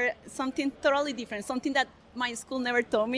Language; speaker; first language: English; non-native, fluent; Spanish